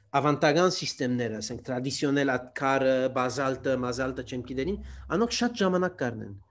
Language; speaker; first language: Armenian; early bilingual, heritage; Armenian